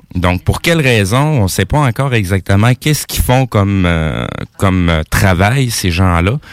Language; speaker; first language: French; native; French